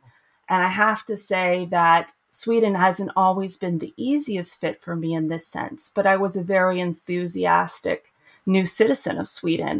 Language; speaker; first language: English; native; English